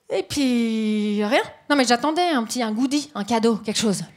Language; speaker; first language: French; native; French